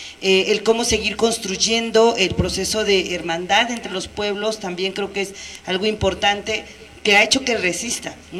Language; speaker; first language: Spanish; native; Spanish